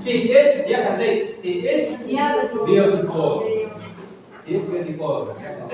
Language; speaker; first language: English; non-native, learner; Indonesian